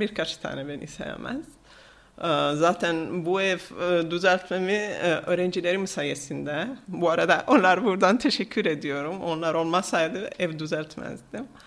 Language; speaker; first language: Turkish; non-native, fluent; Italian